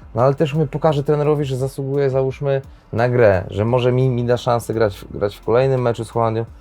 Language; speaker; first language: Polish; native; Polish